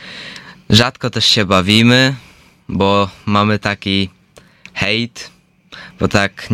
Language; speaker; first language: Polish; early bilingual, heritage; Polish